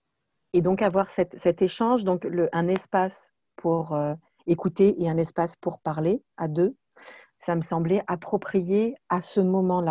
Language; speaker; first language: French; native; French